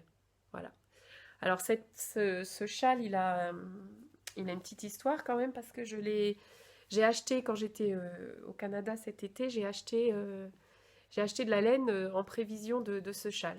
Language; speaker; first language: French; native; French